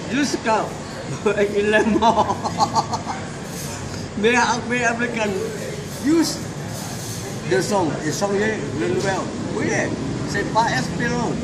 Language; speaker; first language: French; non-native, learner; Vietnamese